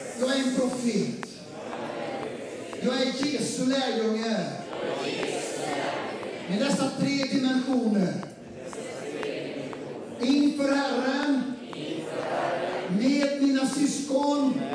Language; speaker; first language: Swedish; non-native, fluent; Portuguese